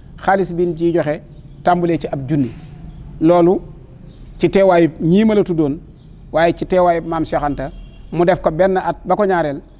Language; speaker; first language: Wolof; native; Wolof